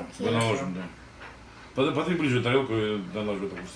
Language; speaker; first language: Russian; native; Russian